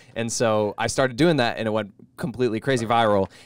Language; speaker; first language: English; native; English